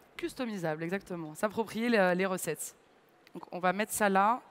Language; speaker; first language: French; native; French